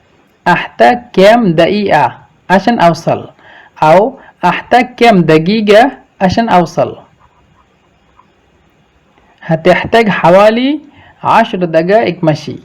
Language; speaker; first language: Arabic; non-native, fluent; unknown